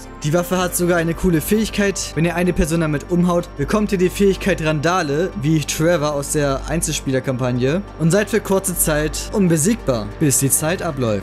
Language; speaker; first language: German; native; German